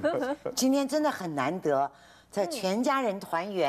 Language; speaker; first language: Chinese; native; Chinese